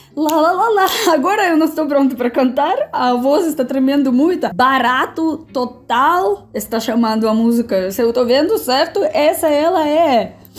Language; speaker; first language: Portuguese; non-native, fluent; Russian